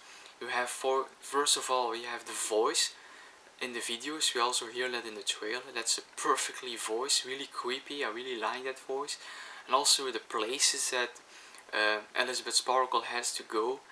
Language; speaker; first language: English; non-native, fluent; Dutch